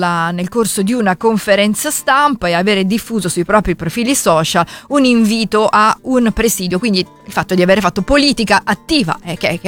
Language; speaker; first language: Italian; native; Italian